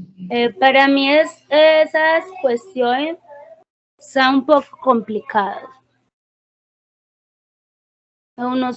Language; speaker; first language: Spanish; non-native, learner; Portuguese